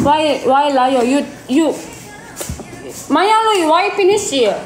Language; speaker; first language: English; non-native, learner; Thai